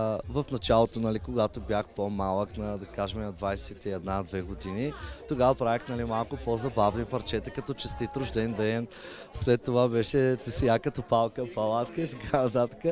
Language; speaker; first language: Bulgarian; native; Bulgarian